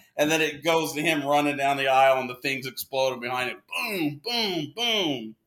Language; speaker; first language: English; native; English